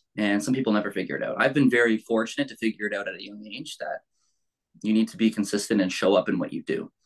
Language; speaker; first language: English; native; English